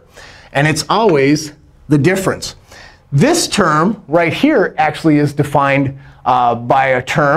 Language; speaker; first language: English; native; English